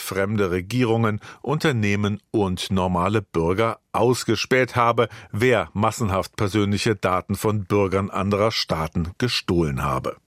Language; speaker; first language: German; native; German